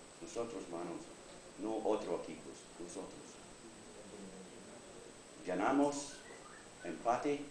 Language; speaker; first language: Spanish; non-native, learner; English